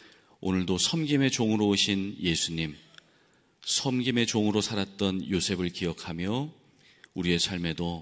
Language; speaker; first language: Korean; native; Korean